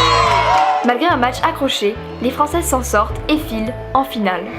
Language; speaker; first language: French; native; French